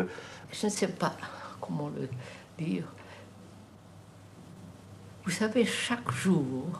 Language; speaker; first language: French; non-native, fluent; Telugu